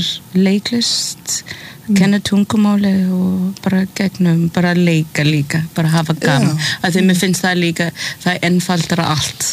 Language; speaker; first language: Icelandic; early bilingual, heritage; Icelandic